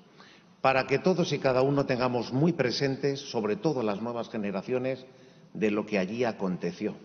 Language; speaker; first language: Spanish; native; Spanish